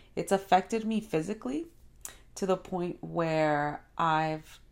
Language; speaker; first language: English; early bilingual, other home language; Spanish